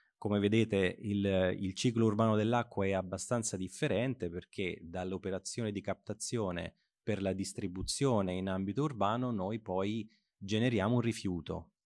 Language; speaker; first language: Italian; native; Italian